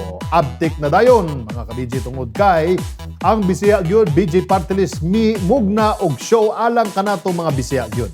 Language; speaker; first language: Cebuano; native; Cebuano